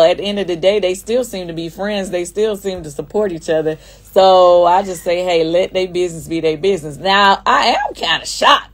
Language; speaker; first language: English; native; English